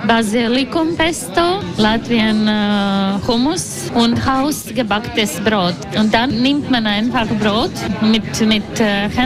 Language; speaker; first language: German; non-native, learner; Latvian